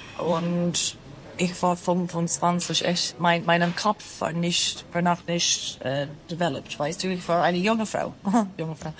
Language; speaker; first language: German; non-native, learner; English